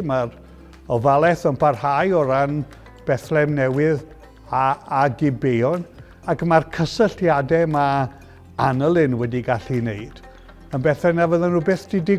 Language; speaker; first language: Welsh; native; Welsh